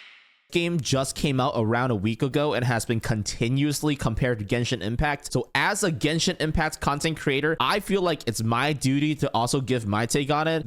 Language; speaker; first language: English; native; English